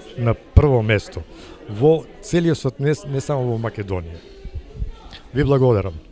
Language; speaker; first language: Macedonian; native; Macedonian